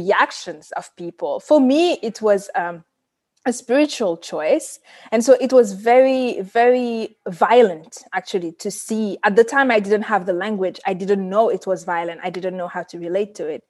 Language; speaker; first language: English; non-native, fluent; Wolof